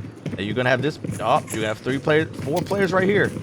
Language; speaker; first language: English; native; English